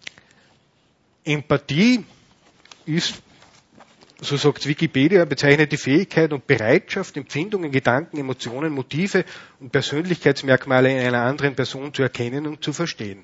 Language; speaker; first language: German; native; German